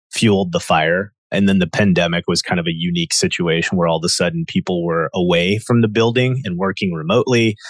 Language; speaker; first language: English; native; English